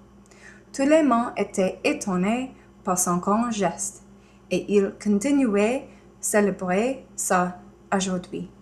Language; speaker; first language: French; non-native, learner; English